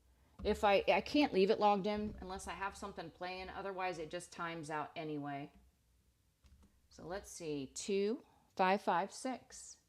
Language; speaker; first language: English; native; English